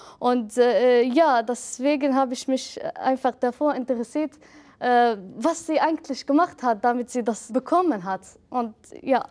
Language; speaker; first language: German; non-native, fluent; Arabic